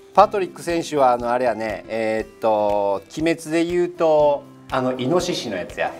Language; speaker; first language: Japanese; native; Japanese